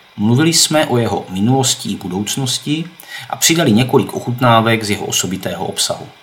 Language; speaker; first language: Czech; native; Czech